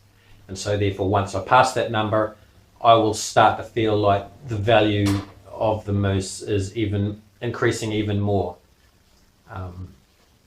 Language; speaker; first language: English; native; English